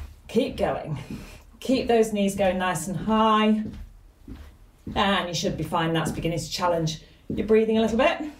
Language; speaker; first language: English; native; English